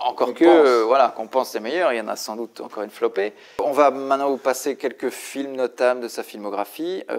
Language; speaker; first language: French; native; French